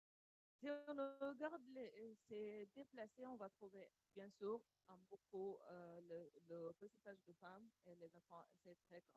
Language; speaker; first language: French; non-native, learner; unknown